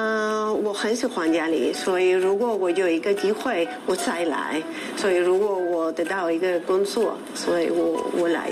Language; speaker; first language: Chinese; non-native, learner; Spanish